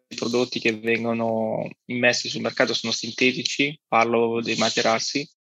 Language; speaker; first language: Italian; native; Italian